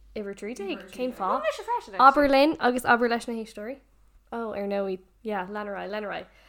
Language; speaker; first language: Irish; non-native, local second language; English